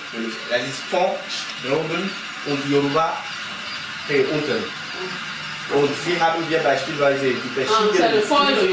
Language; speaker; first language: German; non-native, fluent; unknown